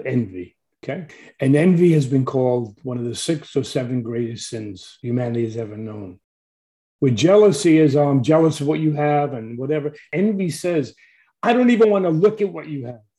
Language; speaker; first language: English; native; English